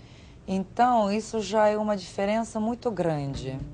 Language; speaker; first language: Portuguese; non-native, fluent; Serbian